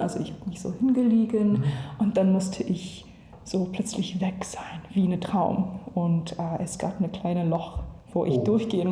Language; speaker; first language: German; non-native, learner; English